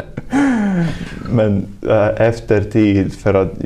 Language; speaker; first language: Swedish; non-native, fluent; Latvian